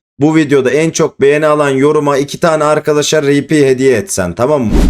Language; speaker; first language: Turkish; native; Turkish